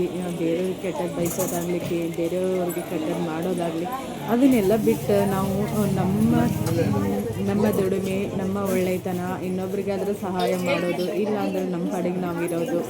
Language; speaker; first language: Kannada; native; Kannada